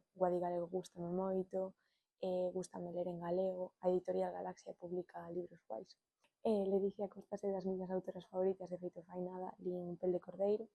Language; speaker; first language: Galician; non-native, local second language; Spanish